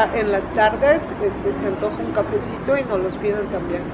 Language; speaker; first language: Spanish; native; Spanish